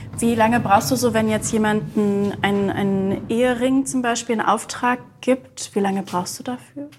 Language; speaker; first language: German; native; German